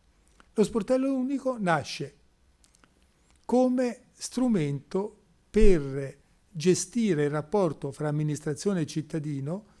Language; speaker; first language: Italian; native; Italian